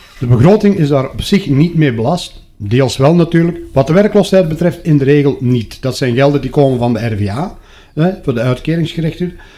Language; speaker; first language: Dutch; native; Dutch